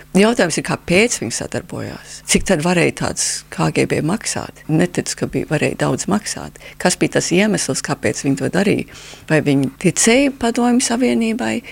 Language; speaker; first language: Latvian; early bilingual, heritage; Latvian